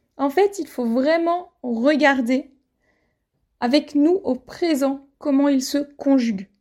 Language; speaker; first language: French; native; French